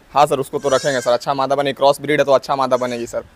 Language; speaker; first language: Hindi; native; Hindi